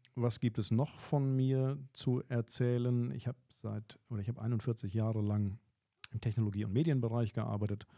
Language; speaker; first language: German; native; German